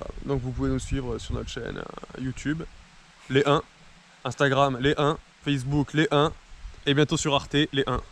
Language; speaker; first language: French; native; French